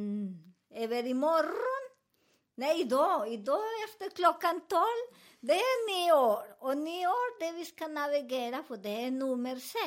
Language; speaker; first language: Swedish; non-native, learner; Spanish